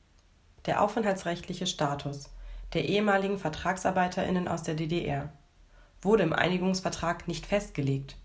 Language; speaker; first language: German; native; German